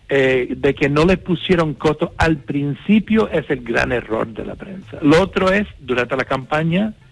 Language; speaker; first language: Spanish; non-native, fluent; English